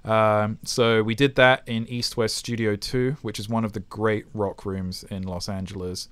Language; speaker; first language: English; native; English